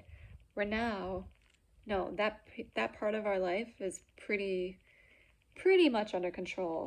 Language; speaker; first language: English; native; English